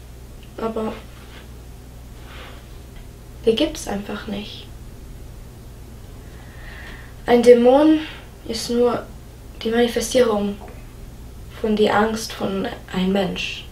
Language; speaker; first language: German; non-native, fluent; English